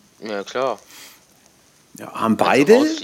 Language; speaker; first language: German; native; German